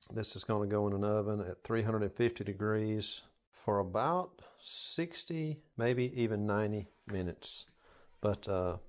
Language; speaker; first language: English; native; English